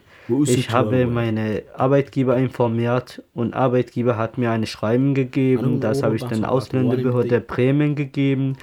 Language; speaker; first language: German; non-native, learner; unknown